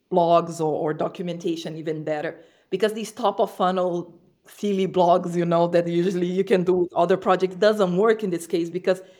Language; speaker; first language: English; non-native, fluent; Portuguese